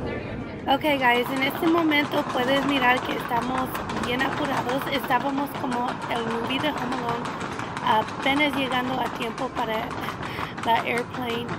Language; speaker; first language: Spanish; early bilingual, heritage; Spanish